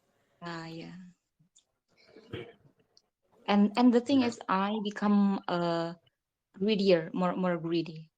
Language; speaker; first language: English; non-native, learner; Indonesian